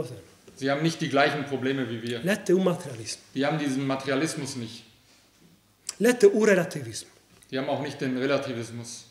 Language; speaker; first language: German; early bilingual, other home language; Aramaic